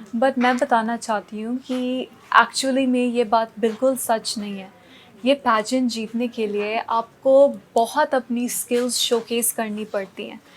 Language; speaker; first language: Hindi; non-native, local second language; Punjabi